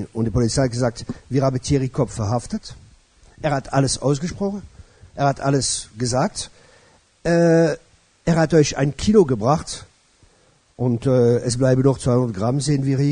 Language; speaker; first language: German; non-native, fluent; French